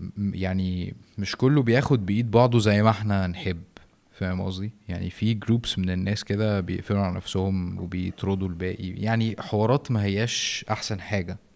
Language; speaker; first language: Arabic; native; Arabic